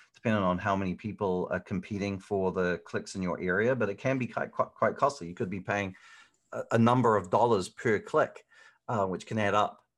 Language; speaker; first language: English; native; English